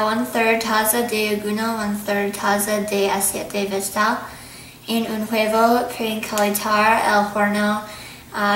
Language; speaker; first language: Spanish; non-native, learner; English